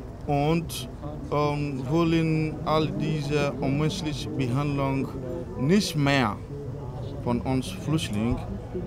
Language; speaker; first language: German; non-native, learner; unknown